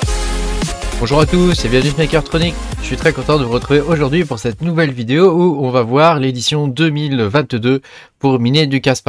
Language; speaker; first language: French; native; French